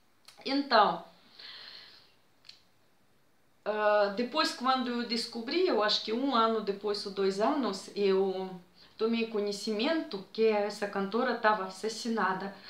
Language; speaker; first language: Portuguese; non-native, fluent; Russian